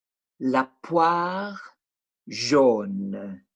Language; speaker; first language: French; non-native, fluent; English